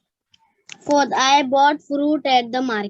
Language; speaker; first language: English; non-native, learner; Hindi